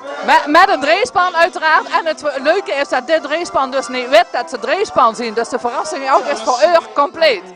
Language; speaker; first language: Dutch; native; Dutch